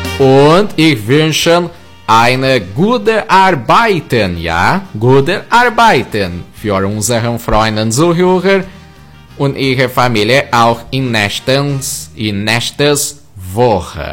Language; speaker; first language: German; early bilingual, heritage; German